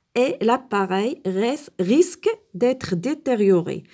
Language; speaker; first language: French; non-native, local second language; Arabic